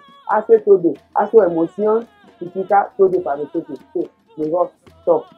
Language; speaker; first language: Spanish; non-native, learner; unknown